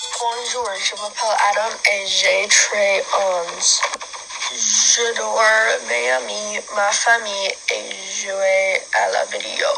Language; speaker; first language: French; non-native, learner; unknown